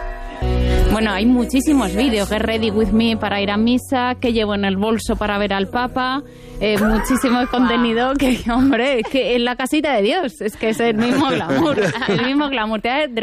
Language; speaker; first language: Spanish; native; Spanish